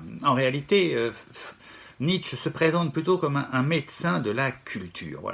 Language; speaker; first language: French; native; French